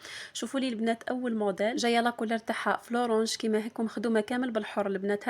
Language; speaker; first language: Arabic; native; Arabic